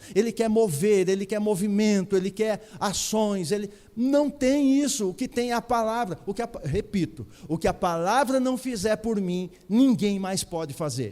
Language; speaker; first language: Portuguese; native; Portuguese